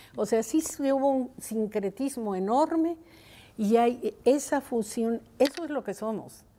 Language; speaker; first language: Spanish; native; Spanish